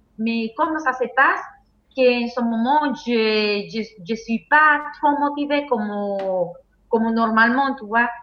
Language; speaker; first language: French; non-native, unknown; Spanish